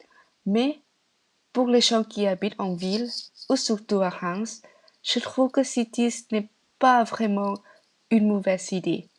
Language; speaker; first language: French; non-native, fluent; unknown